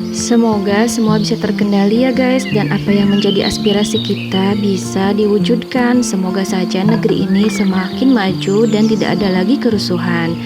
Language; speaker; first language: Indonesian; native; Indonesian